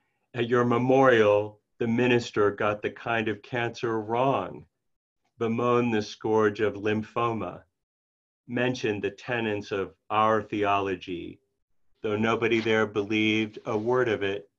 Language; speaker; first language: English; native; English